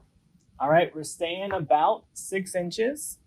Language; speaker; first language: English; native; English